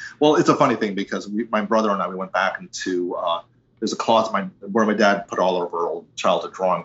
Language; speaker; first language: English; native; English